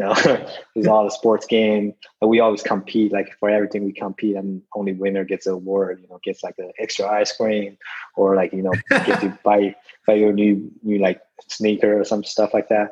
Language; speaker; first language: English; non-native, fluent; Chinese